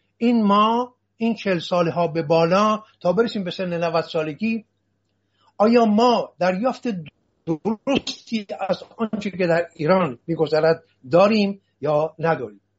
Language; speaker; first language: Persian; non-native, local second language; Assyrian Neo-Aramaic